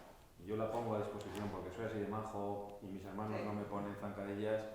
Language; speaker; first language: Spanish; native; Spanish